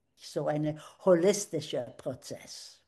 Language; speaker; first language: German; early bilingual, heritage; German